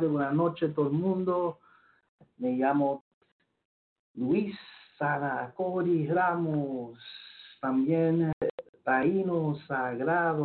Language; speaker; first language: Spanish; early bilingual, heritage; Spanish